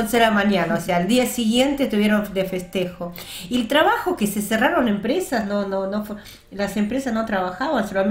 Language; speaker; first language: Spanish; early bilingual, heritage; Russian